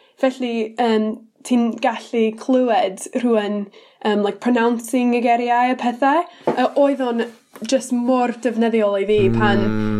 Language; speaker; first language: Welsh; non-native, learner; English